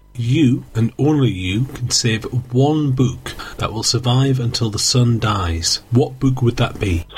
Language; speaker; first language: English; native; English